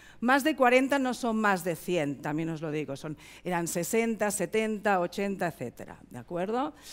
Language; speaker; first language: Spanish; native; Spanish